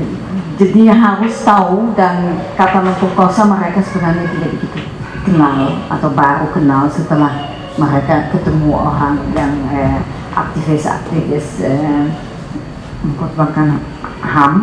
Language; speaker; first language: Indonesian; non-native, fluent; Dutch